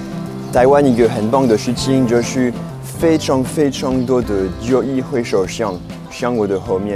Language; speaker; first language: Chinese; non-native, fluent; French